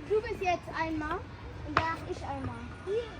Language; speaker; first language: German; early bilingual, other home language; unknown